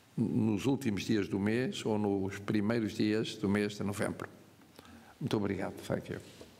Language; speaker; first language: Portuguese; native; Portuguese